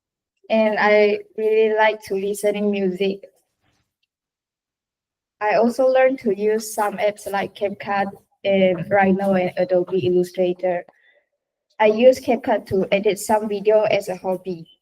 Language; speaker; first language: English; non-native, local second language; Chinese